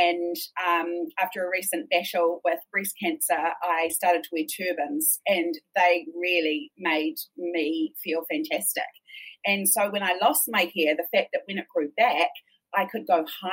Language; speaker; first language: English; native; English